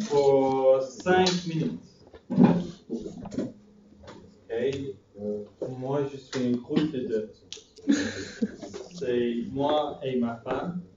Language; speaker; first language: French; non-native, fluent; English